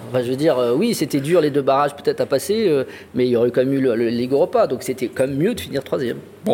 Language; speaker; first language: French; native; French